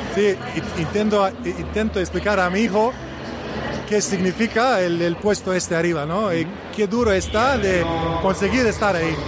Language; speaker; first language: Spanish; non-native, learner; Bosnian